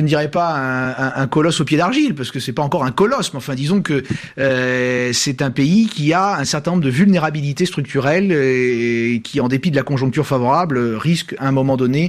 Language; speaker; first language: French; native; French